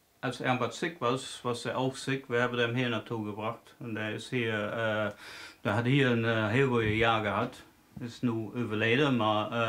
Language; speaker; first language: Dutch; non-native, fluent; English